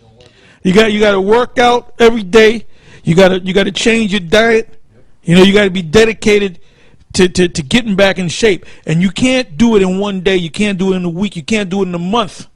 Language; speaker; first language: English; native; English